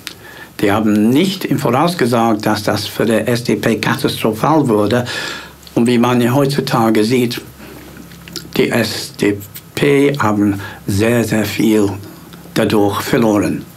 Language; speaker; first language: German; non-native, fluent; English